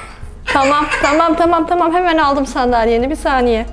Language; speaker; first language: Turkish; native; Turkish